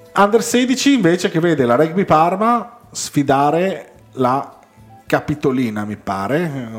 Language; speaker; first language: Italian; native; Italian